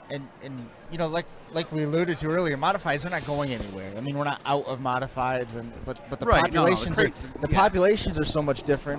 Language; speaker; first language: English; native; English